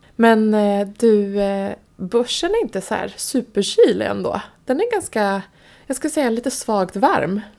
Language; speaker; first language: Swedish; native; Swedish